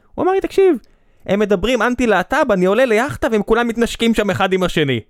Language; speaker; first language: Hebrew; native; Hebrew